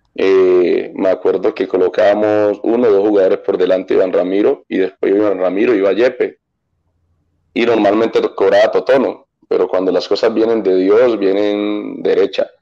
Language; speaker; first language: Spanish; native; Spanish